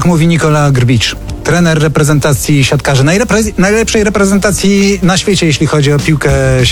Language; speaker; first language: Polish; native; Polish